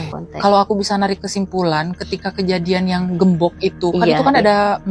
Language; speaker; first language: Indonesian; native; Indonesian